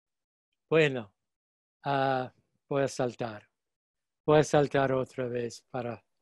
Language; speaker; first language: Spanish; non-native, fluent; English